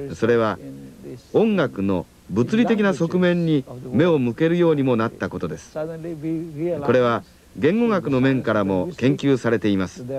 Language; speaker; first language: Japanese; non-native, fluent; Filipino